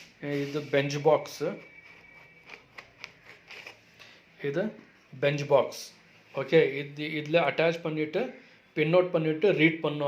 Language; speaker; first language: Tamil; non-native, local second language; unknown